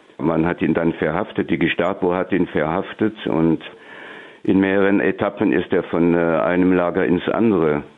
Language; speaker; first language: German; non-native, local second language; Luxembourgish